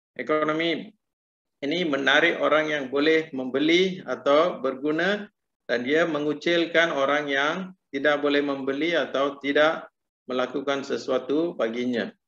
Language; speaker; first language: Malay; non-native, local second language; Tamil